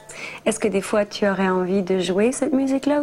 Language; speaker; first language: French; native; French